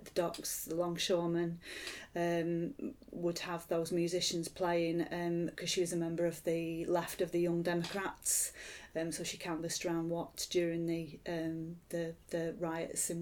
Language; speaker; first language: English; native; English